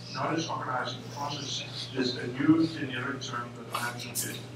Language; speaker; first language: English; non-native, fluent; Danish